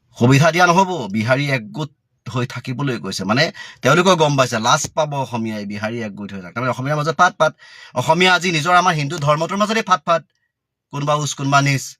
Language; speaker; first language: Assamese; native; Assamese